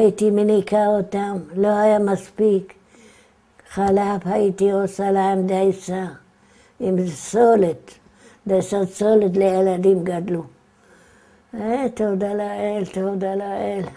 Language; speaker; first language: Hebrew; non-native, fluent; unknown